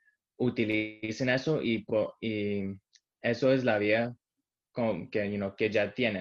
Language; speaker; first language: Spanish; early bilingual, heritage; Spanish